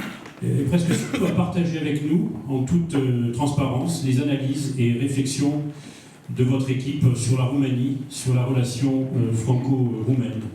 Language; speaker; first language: French; native; French